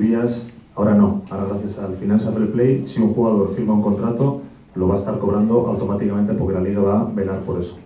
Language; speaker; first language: Spanish; native; Spanish